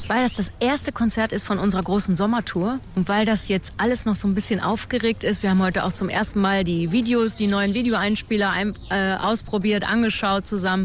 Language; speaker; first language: German; native; German